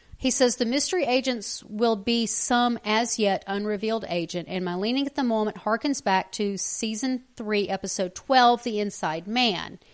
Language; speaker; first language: English; native; English